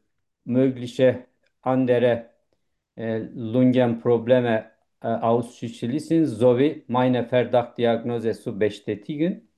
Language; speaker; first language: German; non-native, fluent; Turkish